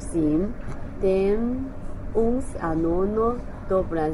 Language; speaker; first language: Portuguese; non-native, learner; Chinese